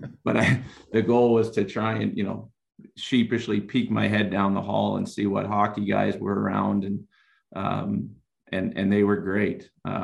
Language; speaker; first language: English; native; English